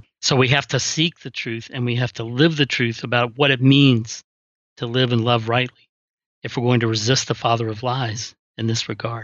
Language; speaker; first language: English; native; English